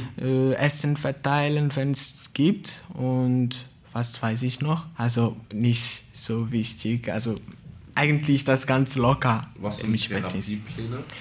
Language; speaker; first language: German; non-native, fluent; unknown